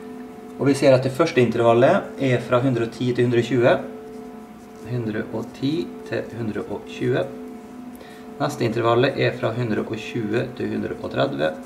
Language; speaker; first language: Norwegian; native; Norwegian